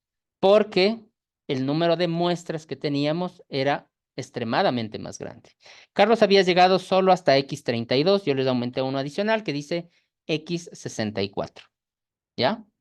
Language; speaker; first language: Spanish; native; Spanish